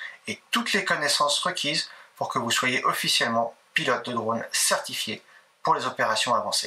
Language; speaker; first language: French; native; French